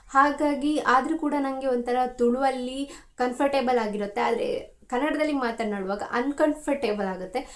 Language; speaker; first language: Kannada; non-native, local second language; Tulu